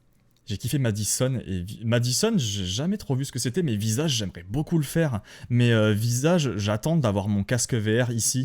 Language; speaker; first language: French; native; French